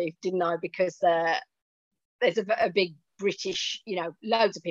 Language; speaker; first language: English; native; English